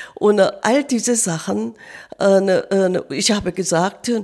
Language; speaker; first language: German; non-native, fluent; Korean